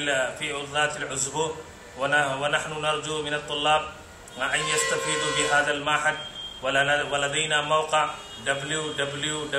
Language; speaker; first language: Arabic; non-native, fluent; Urdu